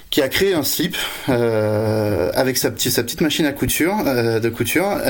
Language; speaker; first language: French; native; French